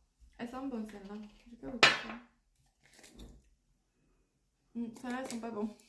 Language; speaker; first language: French; native; French